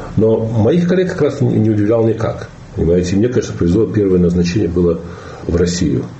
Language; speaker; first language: Russian; native; Russian